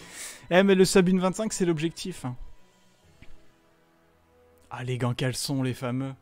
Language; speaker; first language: French; native; French